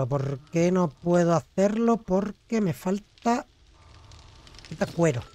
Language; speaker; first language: Spanish; native; Spanish